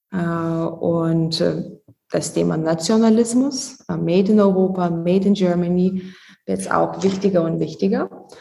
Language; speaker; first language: German; non-native, fluent; Lithuanian